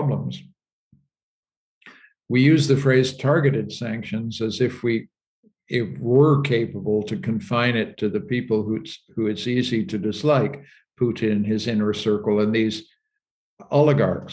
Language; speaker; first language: English; native; English